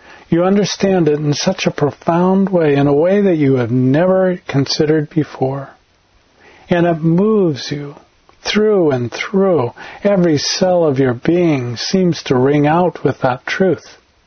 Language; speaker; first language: English; native; English